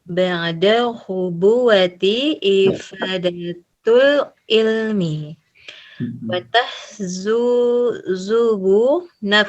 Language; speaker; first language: Arabic; non-native, learner; Indonesian